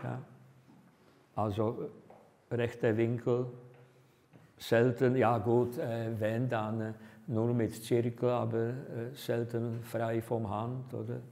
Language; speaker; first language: German; non-native, fluent; Czech